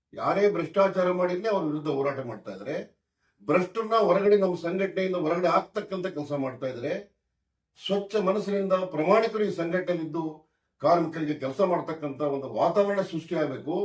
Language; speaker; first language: Kannada; native; Kannada